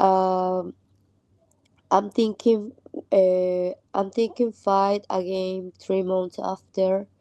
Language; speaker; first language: English; non-native, learner; Spanish